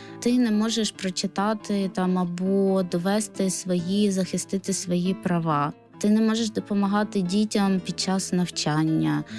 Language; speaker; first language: Ukrainian; non-native, local second language; Romany